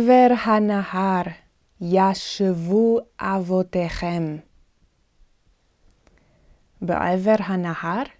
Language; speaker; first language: Hebrew; non-native, fluent; English